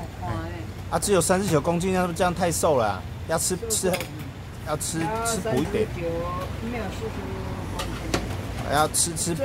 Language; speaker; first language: Chinese; native; Chinese